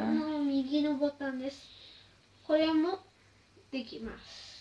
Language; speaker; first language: Japanese; early bilingual, other home language; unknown